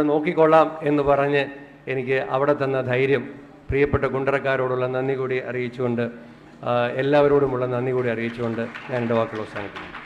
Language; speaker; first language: Malayalam; native; Malayalam